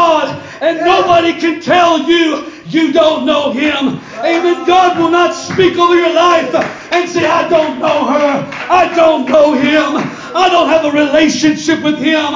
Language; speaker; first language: English; native; English